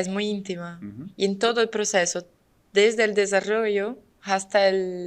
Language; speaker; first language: Spanish; non-native, fluent; Portuguese